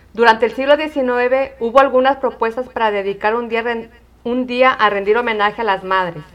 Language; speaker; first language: Spanish; native; Spanish